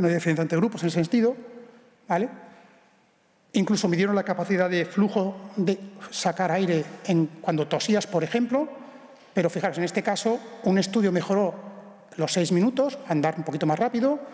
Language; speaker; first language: Spanish; native; Spanish